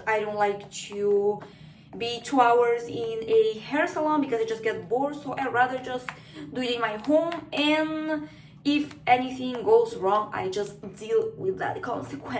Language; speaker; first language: English; non-native, fluent; Spanish